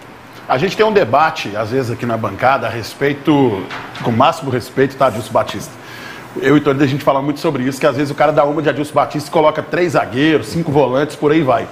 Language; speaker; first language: Portuguese; native; Portuguese